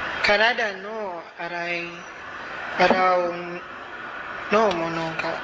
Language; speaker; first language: Japanese; non-native, learner; Cebuano